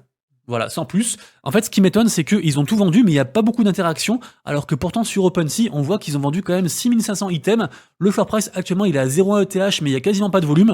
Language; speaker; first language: French; native; French